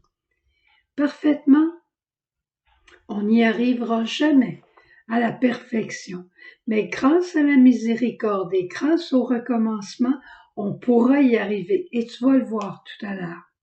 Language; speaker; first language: French; native; French